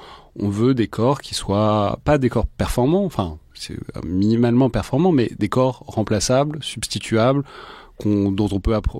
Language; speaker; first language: French; native; French